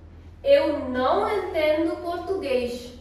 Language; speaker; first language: Portuguese; non-native, fluent; Hindi